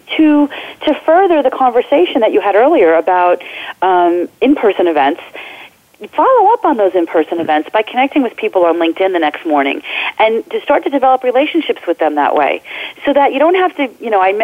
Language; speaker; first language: English; native; English